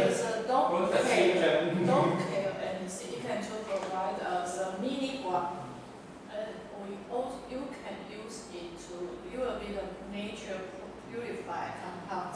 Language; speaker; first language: English; non-native, learner; Chinese